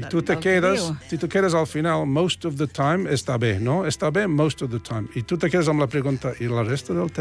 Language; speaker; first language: Catalan; non-native, fluent; English